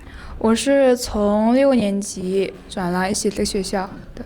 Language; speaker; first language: Chinese; non-native, learner; Mongolian